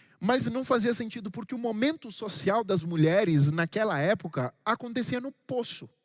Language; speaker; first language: Portuguese; non-native, local second language; Kabuverdianu